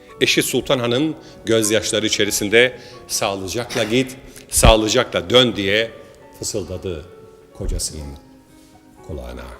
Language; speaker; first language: Turkish; native; Turkish